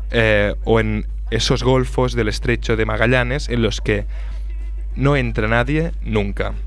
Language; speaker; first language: Spanish; non-native, local second language; Catalan